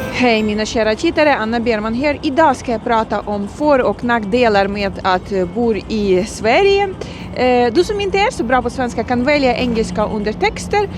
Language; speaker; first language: Swedish; non-native, fluent; Ukrainian